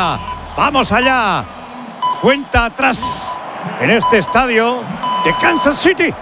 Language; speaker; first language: Spanish; native; Spanish